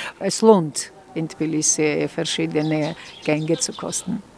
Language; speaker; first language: German; non-native, fluent; Georgian